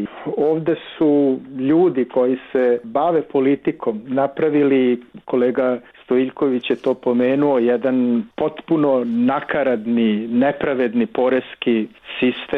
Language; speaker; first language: Serbian; native; Serbian